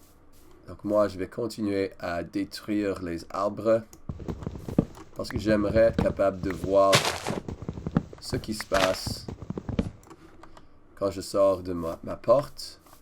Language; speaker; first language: French; non-native, learner; English